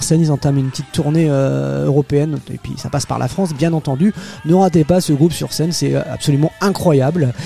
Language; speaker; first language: French; native; French